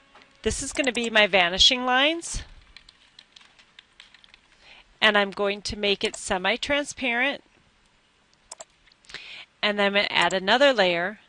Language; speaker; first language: English; native; English